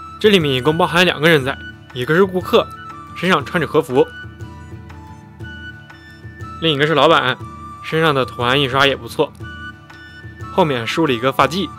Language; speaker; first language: Chinese; native; Chinese